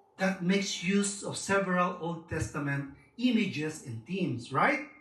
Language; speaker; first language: English; non-native, local second language; Filipino